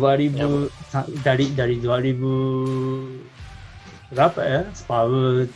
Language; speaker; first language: Indonesian; non-native, learner; Japanese